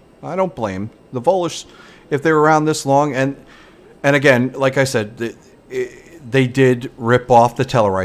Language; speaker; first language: English; native; English